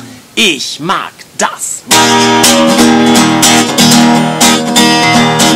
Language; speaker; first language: German; native; German